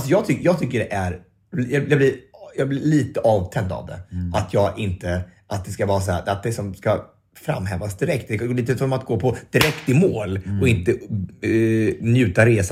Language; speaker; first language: Swedish; native; Swedish